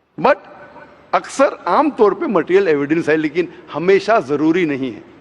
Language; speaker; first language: Hindi; non-native, local second language; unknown